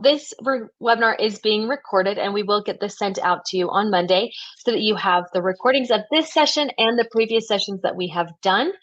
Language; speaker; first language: English; native; English